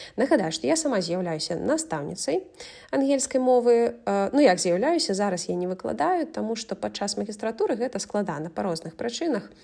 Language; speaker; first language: Belarusian; native; Belarusian